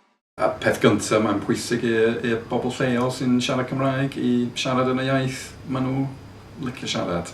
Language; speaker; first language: Welsh; non-native, fluent; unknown